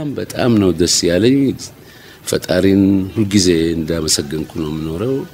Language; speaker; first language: Amharic; non-native, local second language; Oromo